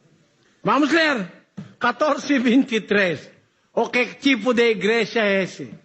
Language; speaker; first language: Portuguese; non-native, learner; Filipino